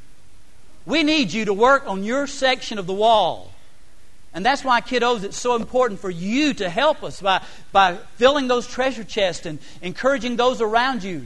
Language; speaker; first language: English; native; English